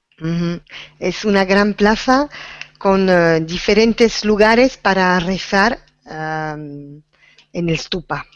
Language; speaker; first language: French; non-native, fluent; Spanish